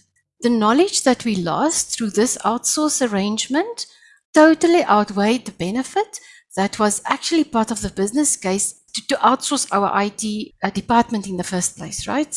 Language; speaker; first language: English; non-native, local second language; Afrikaans